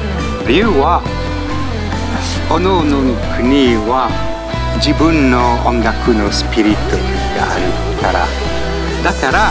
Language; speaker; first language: Japanese; non-native, learner; French